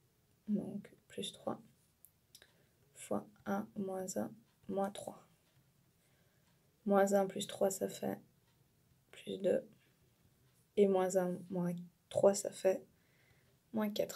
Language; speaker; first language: French; native; French